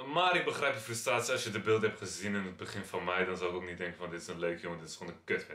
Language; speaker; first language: Dutch; early bilingual, other home language; Turkish